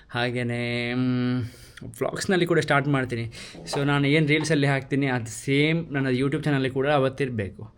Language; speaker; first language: Kannada; non-native, local second language; Tulu